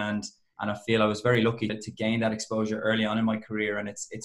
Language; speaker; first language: English; native; English